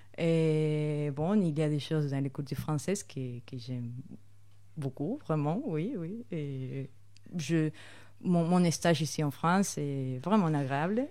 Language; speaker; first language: French; non-native, fluent; Spanish